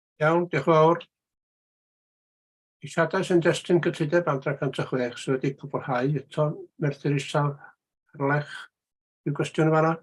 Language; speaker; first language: Welsh; native; Welsh